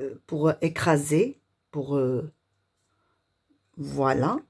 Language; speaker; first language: French; non-native, local second language; Arabic